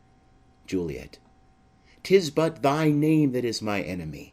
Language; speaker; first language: English; native; English